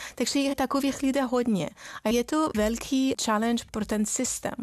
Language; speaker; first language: Czech; non-native, fluent; Persian